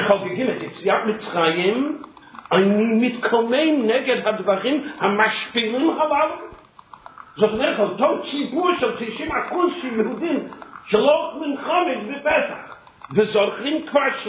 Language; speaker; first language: Hebrew; non-native, fluent; English